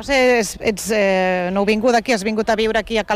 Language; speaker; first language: Catalan; native; Catalan